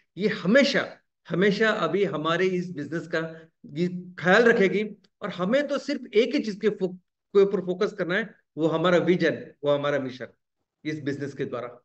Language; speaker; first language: Hindi; non-native, local second language; Marathi